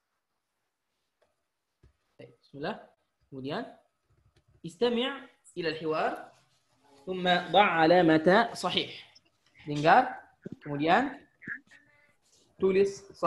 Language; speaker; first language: Arabic; non-native, fluent; Indonesian